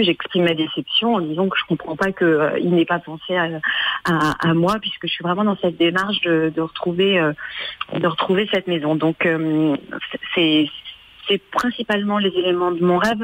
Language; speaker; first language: French; native; French